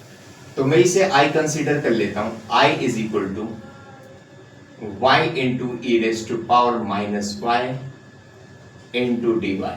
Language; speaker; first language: Hindi; native; Hindi